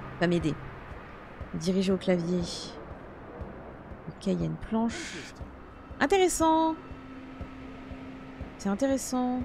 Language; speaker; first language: French; native; French